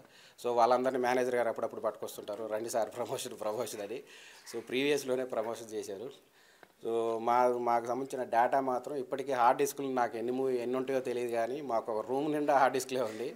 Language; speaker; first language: Telugu; native; Telugu